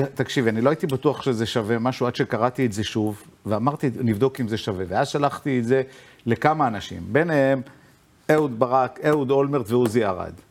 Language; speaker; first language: Hebrew; native; Hebrew